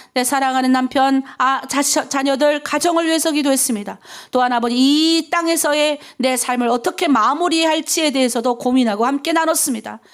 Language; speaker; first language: Korean; native; Korean